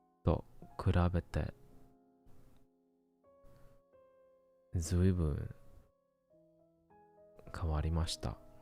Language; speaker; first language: Japanese; non-native, learner; English